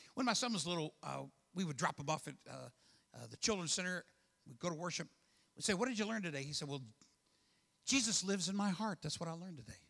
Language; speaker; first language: English; native; English